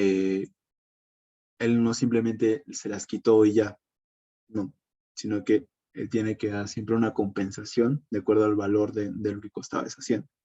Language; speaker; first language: Spanish; native; Spanish